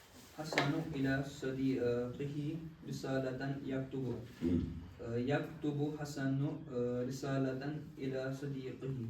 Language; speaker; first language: Arabic; non-native, learner; Kashmiri